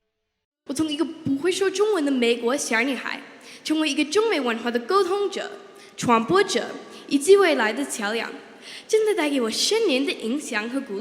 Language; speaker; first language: Chinese; non-native, learner; English